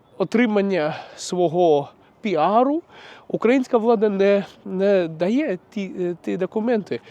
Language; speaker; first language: Ukrainian; non-native, local second language; Russian